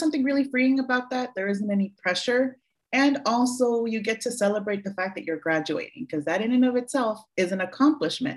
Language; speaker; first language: English; early bilingual, other home language; Spanish